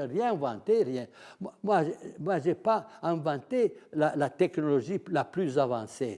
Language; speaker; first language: French; non-native, fluent; Italian